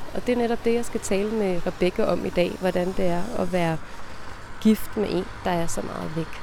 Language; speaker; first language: Danish; native; Danish